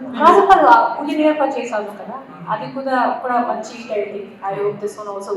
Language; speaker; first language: Telugu; non-native, local second language; Hindi